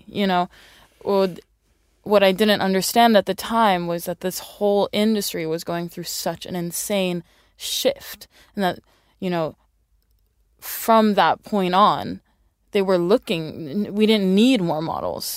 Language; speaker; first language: English; early bilingual, other home language; Swedish